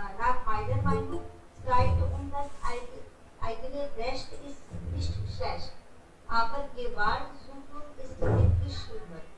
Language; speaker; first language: German; non-native, learner; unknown